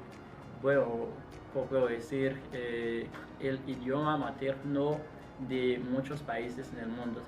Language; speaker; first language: Spanish; non-native, fluent; Haitian Creole